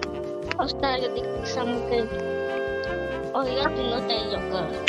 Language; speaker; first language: Chinese; early bilingual, heritage; Cantonese